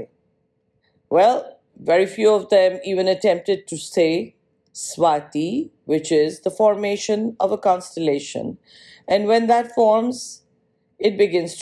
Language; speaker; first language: English; non-native, local second language; Marathi